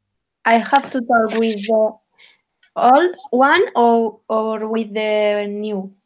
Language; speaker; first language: English; non-native, learner; Spanish